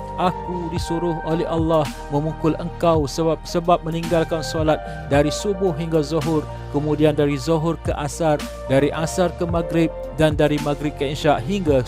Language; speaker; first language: Malay; native; Malay